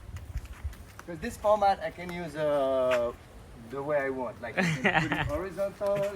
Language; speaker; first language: English; non-native, learner; French